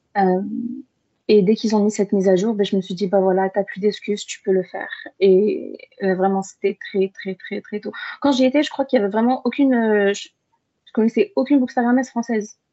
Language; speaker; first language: French; early bilingual, other home language; Arabic